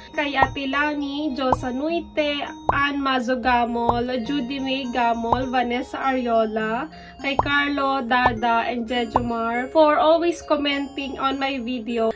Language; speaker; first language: English; non-native, local second language; Filipino